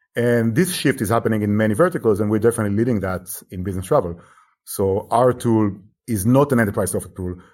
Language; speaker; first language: English; non-native, fluent; Hebrew